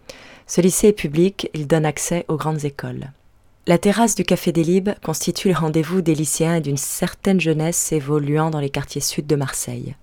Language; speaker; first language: French; native; French